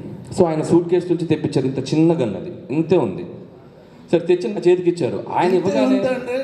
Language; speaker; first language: Telugu; native; Telugu